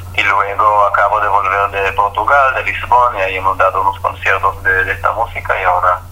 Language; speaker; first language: Spanish; non-native, fluent; Hebrew